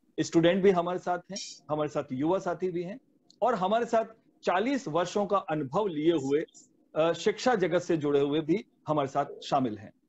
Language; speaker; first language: Hindi; native; Hindi